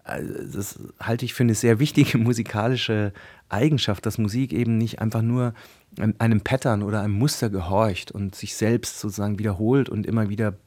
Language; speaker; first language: German; native; German